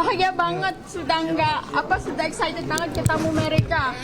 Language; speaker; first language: Indonesian; non-native, learner; Filipino